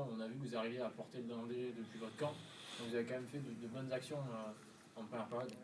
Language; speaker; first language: French; native; French